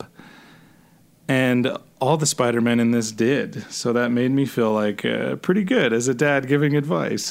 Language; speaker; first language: English; native; English